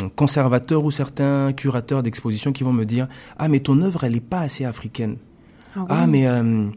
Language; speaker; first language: French; non-native, local second language; Lingala